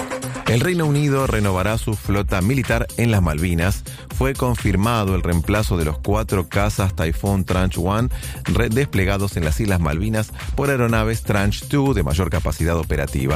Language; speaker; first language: Spanish; native; Spanish